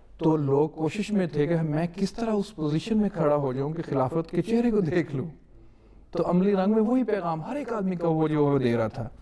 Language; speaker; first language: Urdu; native; Urdu